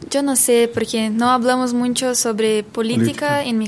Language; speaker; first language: Spanish; non-native, learner; Portuguese